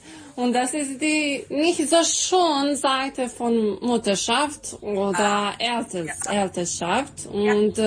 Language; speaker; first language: German; non-native, learner; Serbian